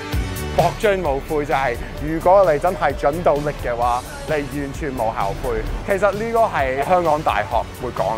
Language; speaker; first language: Chinese; non-native, fluent; English